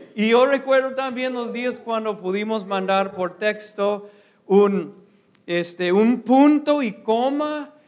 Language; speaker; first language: Spanish; non-native, fluent; English